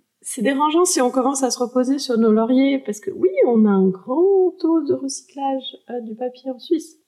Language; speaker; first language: French; early bilingual, heritage; French